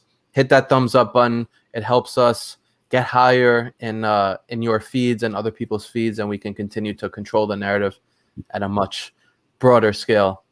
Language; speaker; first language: English; native; English